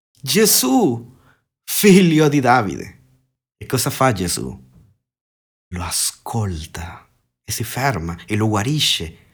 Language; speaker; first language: Italian; non-native, fluent; Spanish